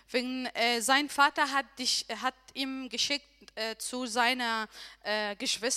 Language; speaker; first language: German; non-native, learner; Arabic